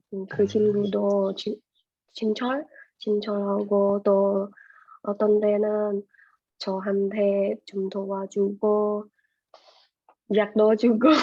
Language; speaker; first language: Korean; non-native, learner; Khmer